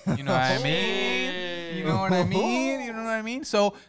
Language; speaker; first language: English; early bilingual, other home language; Spanish